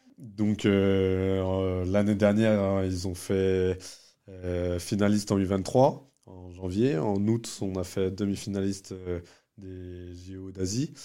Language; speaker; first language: French; early bilingual, other home language; Vietnamese